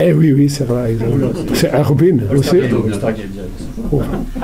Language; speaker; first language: French; non-native, learner; Italian